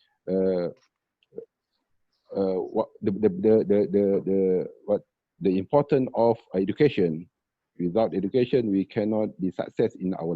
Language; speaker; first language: English; non-native, learner; Malay